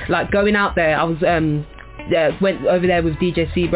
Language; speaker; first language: English; native; English